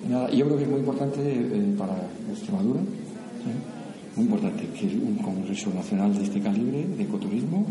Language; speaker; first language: Spanish; native; Spanish